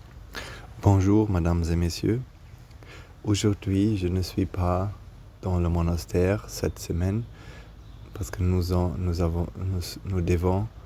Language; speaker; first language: French; non-native, learner; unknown